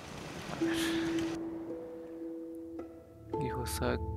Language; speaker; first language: Spanish; native; Spanish